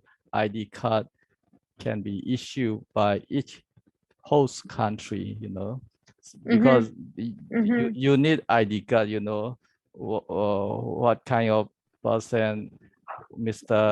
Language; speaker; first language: English; non-native, learner; Burmese